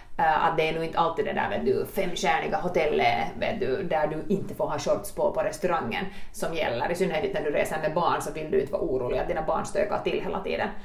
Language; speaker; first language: Swedish; native; Swedish